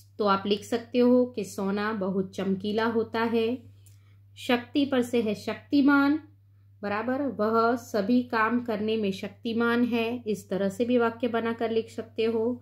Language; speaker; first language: Hindi; non-native, local second language; Gujarati